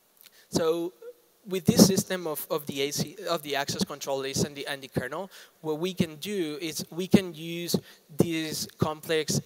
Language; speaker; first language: English; non-native, fluent; Spanish